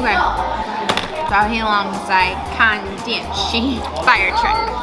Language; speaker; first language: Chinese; non-native, learner; English